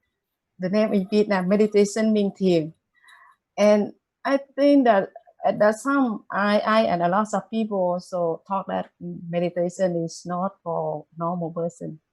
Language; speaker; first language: English; non-native, learner; Vietnamese